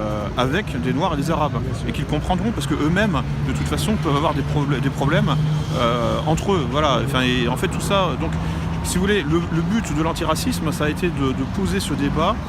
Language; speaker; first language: French; native; French